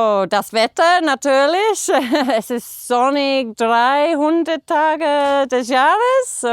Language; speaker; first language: German; non-native, learner; English